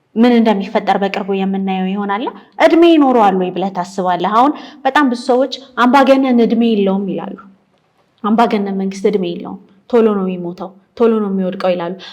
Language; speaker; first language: Amharic; native; Amharic